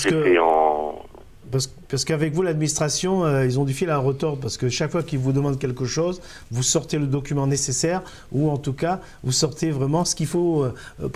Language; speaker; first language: French; native; French